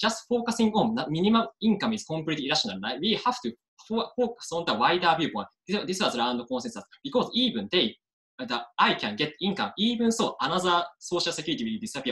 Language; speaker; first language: English; non-native, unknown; Japanese